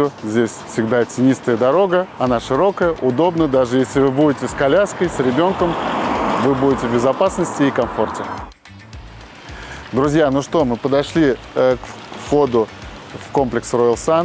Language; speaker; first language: Russian; native; Russian